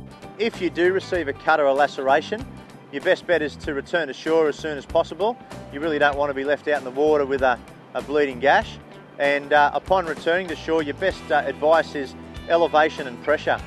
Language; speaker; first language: English; native; English